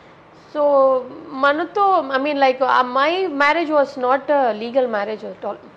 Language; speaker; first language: Telugu; non-native, local second language; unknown